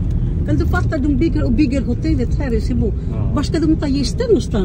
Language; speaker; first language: Swedish; non-native, learner; Cebuano